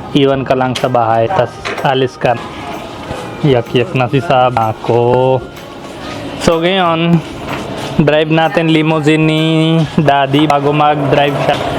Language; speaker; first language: Filipino; non-native, learner; Hindi